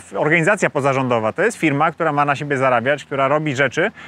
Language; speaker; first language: Polish; native; Polish